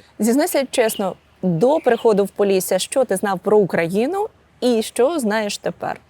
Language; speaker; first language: Ukrainian; native; Ukrainian